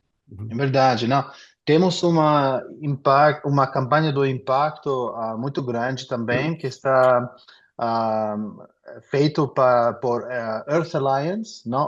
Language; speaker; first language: Portuguese; non-native, fluent; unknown